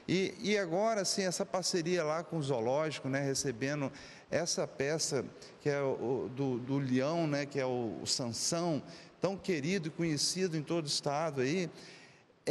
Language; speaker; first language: Portuguese; native; Portuguese